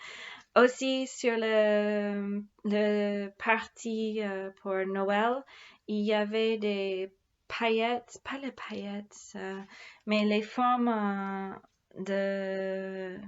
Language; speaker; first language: French; non-native, fluent; English